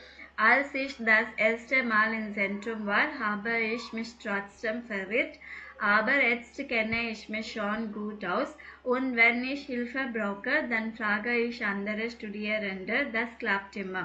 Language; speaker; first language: German; non-native, fluent; Tamil